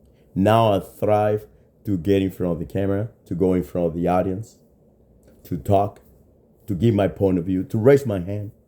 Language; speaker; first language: English; non-native, fluent; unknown